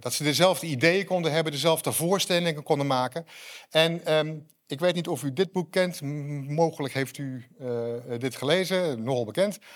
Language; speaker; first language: Dutch; native; Dutch